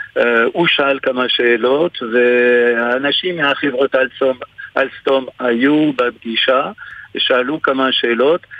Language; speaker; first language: Hebrew; non-native, fluent; French